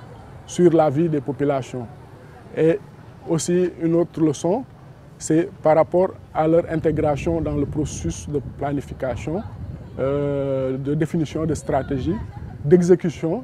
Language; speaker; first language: French; non-native, local second language; Wolof